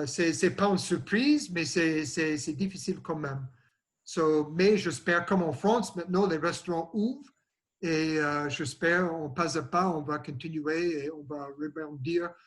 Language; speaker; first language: French; non-native, learner; English